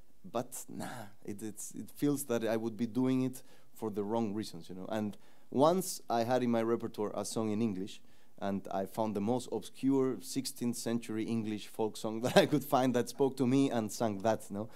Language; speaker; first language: English; non-native, fluent; Spanish